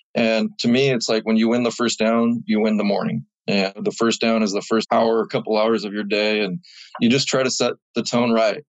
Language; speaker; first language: English; native; English